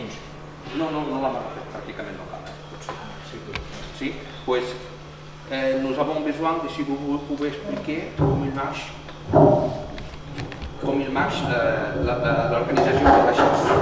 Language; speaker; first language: French; non-native, learner; Catalan